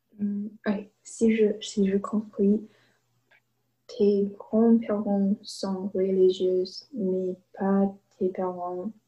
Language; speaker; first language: French; non-native, learner; English